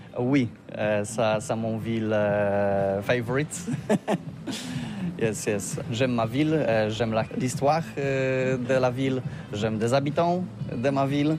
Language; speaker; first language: French; non-native, learner; Polish